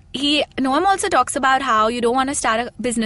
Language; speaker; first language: English; non-native, local second language; Hindi